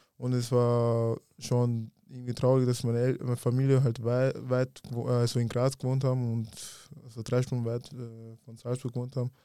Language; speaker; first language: German; early bilingual, other home language; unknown